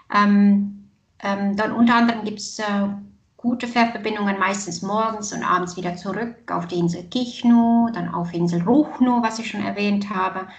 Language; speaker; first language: German; non-native, fluent; Estonian